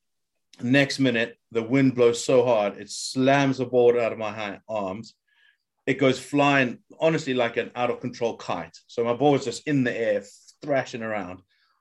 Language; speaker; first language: English; native; English